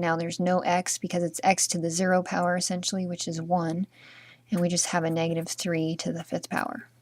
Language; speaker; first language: English; native; English